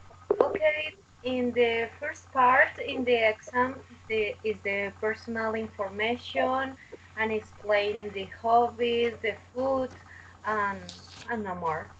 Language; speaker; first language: English; non-native, learner; Spanish